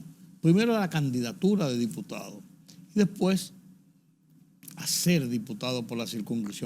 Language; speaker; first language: Spanish; native; Spanish